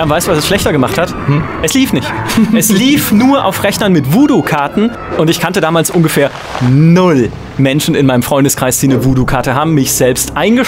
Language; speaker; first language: German; native; German